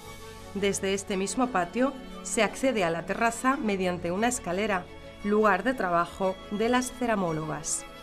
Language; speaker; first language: Spanish; native; Spanish